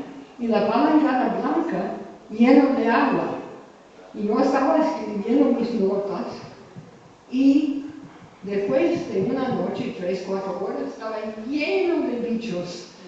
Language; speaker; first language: Spanish; non-native, fluent; English